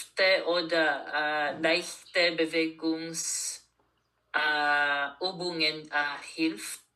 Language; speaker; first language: German; non-native, learner; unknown